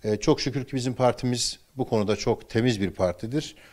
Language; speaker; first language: Turkish; native; Turkish